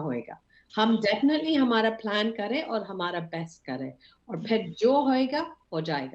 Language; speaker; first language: Hindi; early bilingual, heritage; English